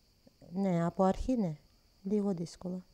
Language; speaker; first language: Greek; non-native, learner; Ukrainian